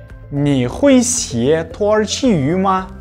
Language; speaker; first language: Chinese; non-native, fluent; Kazakh